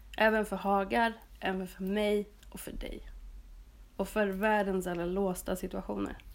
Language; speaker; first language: Swedish; native; Swedish